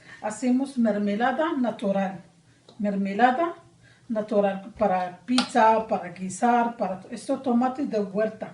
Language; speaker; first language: Spanish; non-native, learner; Arabic